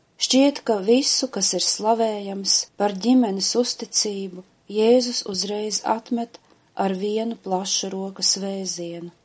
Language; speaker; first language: Latvian; native; Latvian